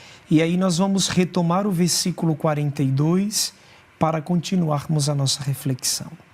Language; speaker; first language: Portuguese; native; Portuguese